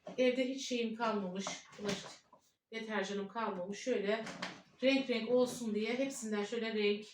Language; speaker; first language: Turkish; early bilingual, heritage; Turkish